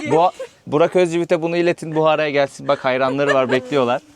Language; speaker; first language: Turkish; native; Turkish